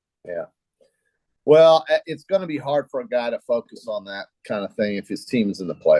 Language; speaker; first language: English; native; English